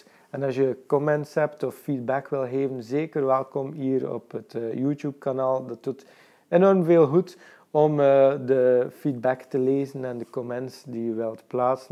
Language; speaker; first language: Dutch; native; Dutch